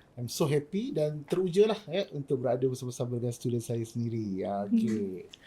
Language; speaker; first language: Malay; native; Malay